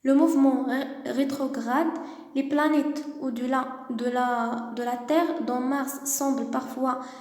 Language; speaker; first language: French; non-native, local second language; Arabic